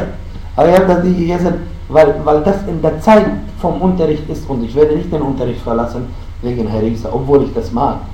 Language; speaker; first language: German; non-native, fluent; Arabic